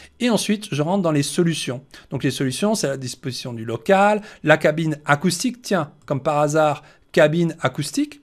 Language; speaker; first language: French; native; French